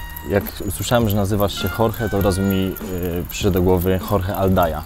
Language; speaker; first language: Polish; native; Polish